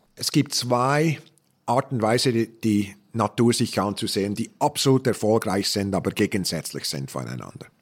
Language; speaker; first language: German; native; German